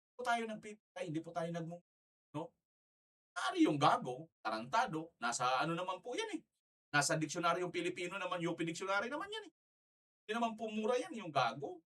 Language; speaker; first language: Filipino; non-native, local second language; Waray